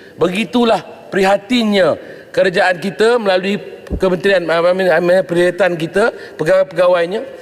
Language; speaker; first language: Malay; native; Malay